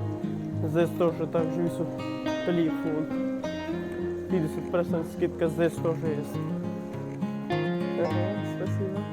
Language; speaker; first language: Russian; non-native, learner; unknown